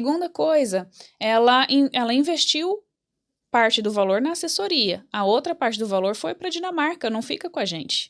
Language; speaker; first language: Portuguese; native; Portuguese